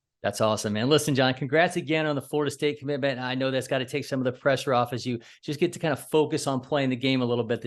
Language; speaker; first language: English; native; English